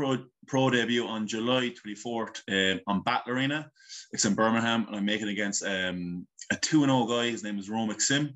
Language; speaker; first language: English; native; English